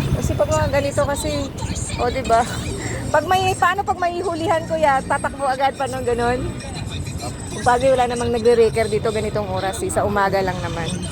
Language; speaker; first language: Filipino; non-native, local second language; Hiligaynon